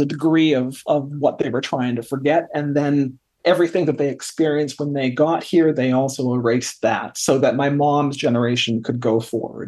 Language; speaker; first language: English; native; English